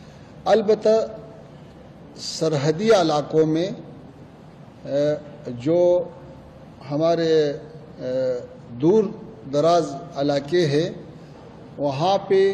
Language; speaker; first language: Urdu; non-native, fluent; Pashto